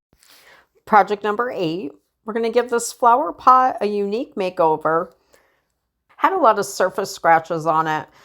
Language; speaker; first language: English; native; English